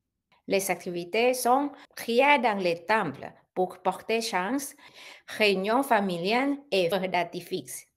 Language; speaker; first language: French; non-native, fluent; Thai